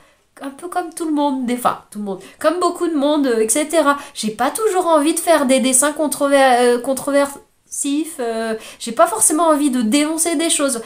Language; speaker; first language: French; native; French